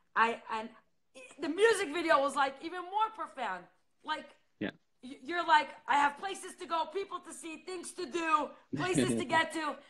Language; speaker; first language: English; native; English